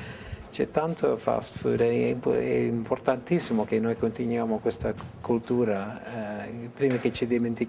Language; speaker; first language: Italian; early bilingual, heritage; English